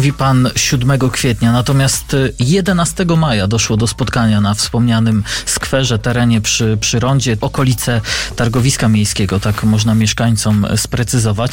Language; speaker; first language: Polish; native; Polish